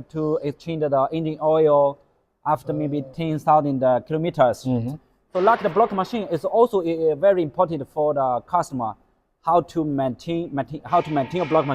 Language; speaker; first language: English; non-native, learner; Chinese